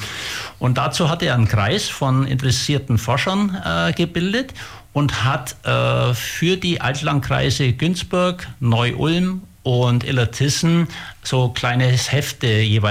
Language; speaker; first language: German; native; German